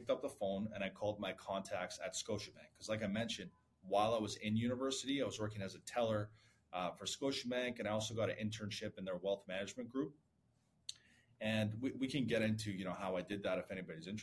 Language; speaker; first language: English; early bilingual, other home language; Persian